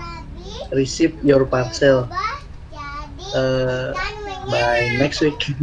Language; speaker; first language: English; non-native, learner; Indonesian